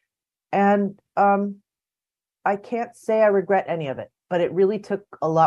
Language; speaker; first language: English; native; English